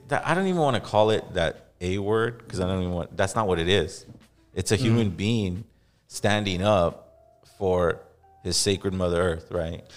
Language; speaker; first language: English; native; English